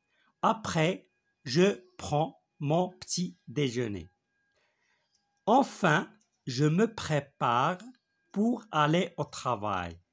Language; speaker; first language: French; non-native, local second language; Arabic